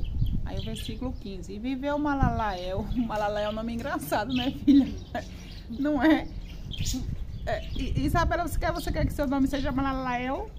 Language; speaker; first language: Portuguese; native; Portuguese